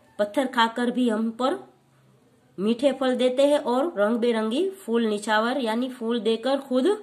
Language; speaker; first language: Hindi; non-native, local second language; Gujarati